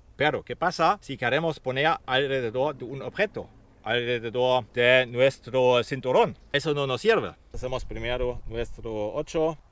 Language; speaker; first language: Spanish; non-native, fluent; German